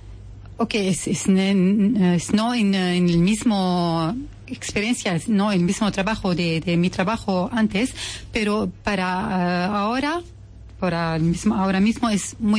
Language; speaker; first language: Spanish; non-native, learner; Arabic